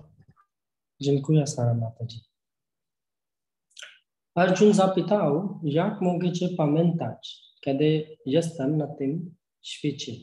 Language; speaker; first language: Polish; non-native, learner; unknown